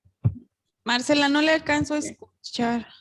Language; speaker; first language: Spanish; native; Spanish